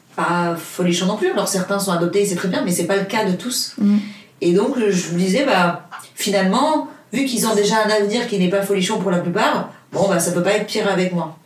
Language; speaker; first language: French; non-native, fluent; Portuguese